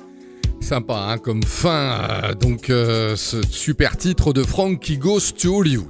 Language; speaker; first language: French; native; French